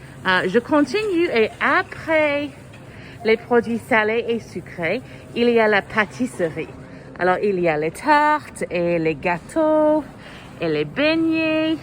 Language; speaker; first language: French; non-native, fluent; English